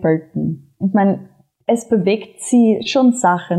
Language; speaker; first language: German; non-native, fluent; English